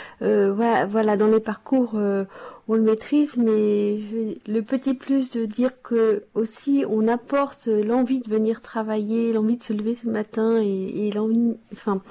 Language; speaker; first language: French; native; French